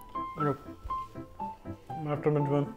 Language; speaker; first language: Indonesian; non-native, learner; English